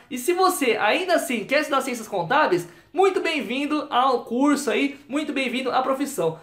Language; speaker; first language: Portuguese; native; Portuguese